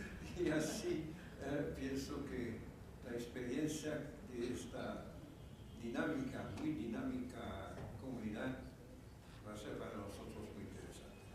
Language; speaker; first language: Spanish; non-native, fluent; French